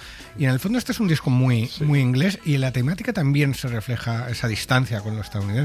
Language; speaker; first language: Spanish; native; Spanish